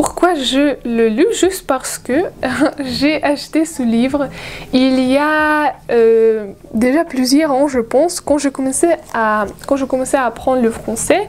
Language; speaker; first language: French; non-native, fluent; Russian